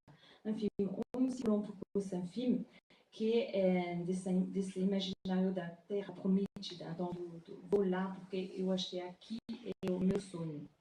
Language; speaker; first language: Portuguese; non-native, fluent; French